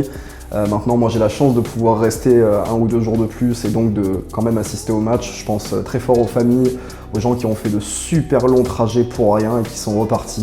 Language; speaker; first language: French; native; French